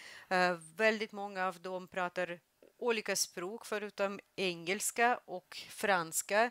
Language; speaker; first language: Swedish; non-native, fluent; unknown